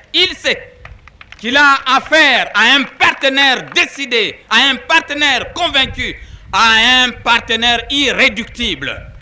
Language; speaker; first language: French; non-native, local second language; Kongo